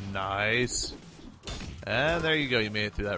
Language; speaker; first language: English; native; English